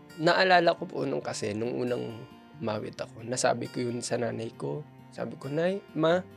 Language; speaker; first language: Filipino; native; Filipino